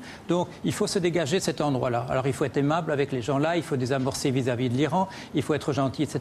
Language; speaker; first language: French; native; French